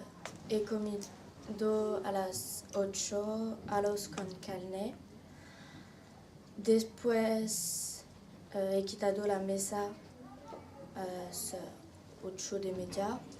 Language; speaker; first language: Spanish; non-native, learner; French